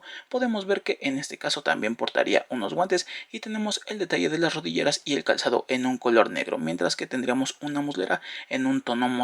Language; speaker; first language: Spanish; native; Spanish